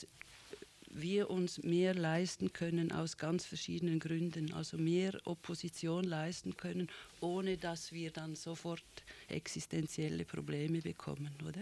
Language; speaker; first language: German; native; German